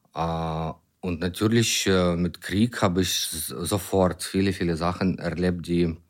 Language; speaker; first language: German; non-native, fluent; Ukrainian